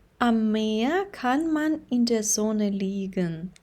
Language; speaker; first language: German; non-native, fluent; Ukrainian